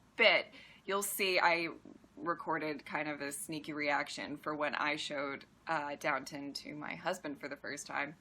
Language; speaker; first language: English; native; English